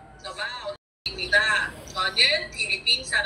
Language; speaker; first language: Korean; non-native, learner; Filipino